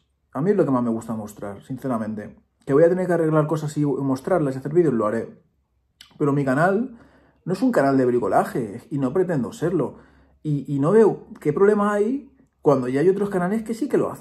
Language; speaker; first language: Spanish; native; Spanish